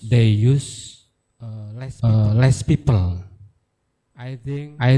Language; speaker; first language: English; non-native, learner; Indonesian